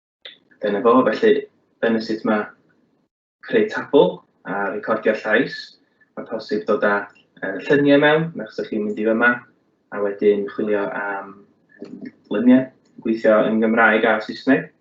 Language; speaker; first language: Welsh; native; Welsh